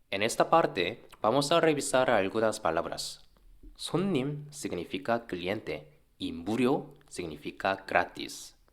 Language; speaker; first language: Spanish; non-native, fluent; Korean